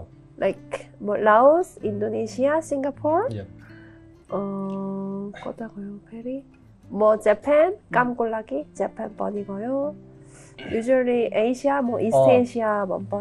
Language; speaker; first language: Nepali; non-native, learner; Korean